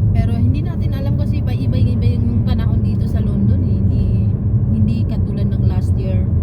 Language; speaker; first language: Filipino; non-native, local second language; Maguindanaon